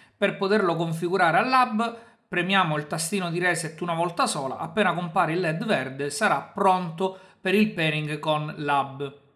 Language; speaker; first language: Italian; native; Italian